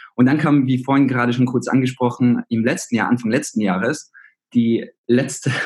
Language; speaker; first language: German; native; German